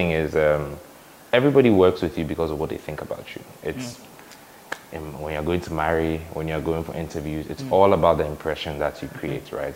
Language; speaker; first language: English; non-native, local second language; Akan